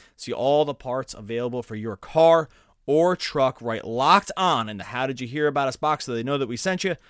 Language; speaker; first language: English; native; English